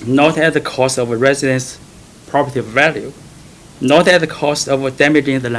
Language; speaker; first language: English; non-native, fluent; Chinese